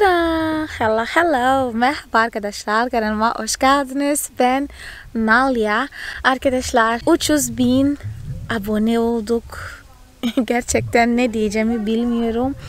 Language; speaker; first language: Turkish; non-native, fluent; Portuguese